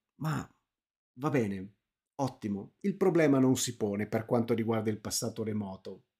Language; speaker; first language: Italian; native; Italian